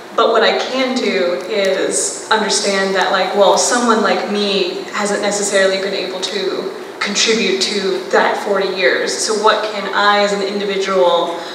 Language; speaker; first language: English; native; English